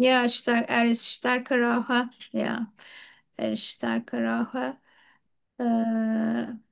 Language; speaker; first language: German; non-native, learner; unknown